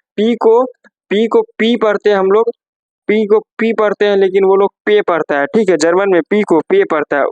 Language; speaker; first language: Hindi; native; Hindi